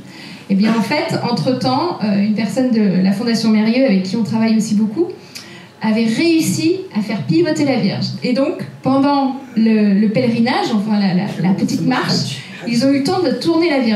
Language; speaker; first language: French; native; French